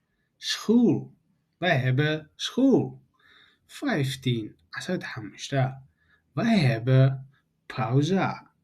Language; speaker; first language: Dutch; non-native, learner; Tigrinya